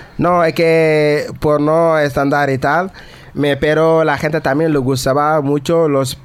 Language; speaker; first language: Spanish; non-native, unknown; Wolof